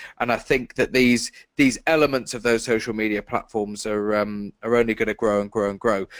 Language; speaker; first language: English; native; English